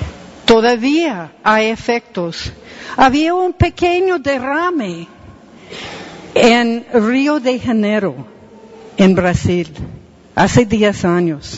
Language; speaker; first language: Spanish; non-native, fluent; English